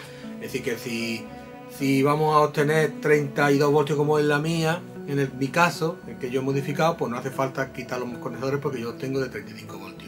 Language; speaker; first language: Spanish; native; Spanish